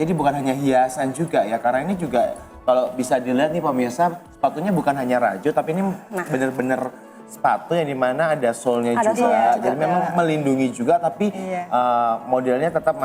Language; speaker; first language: Indonesian; native; Indonesian